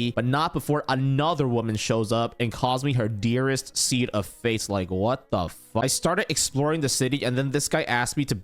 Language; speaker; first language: English; native; English